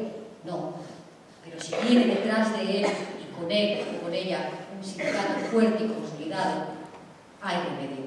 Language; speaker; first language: Spanish; native; Spanish